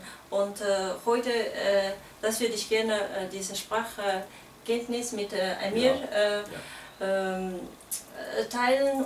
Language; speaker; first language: German; non-native, fluent; Kazakh